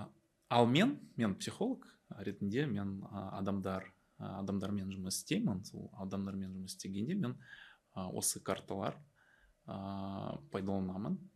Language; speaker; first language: Kazakh; non-native, learner; Russian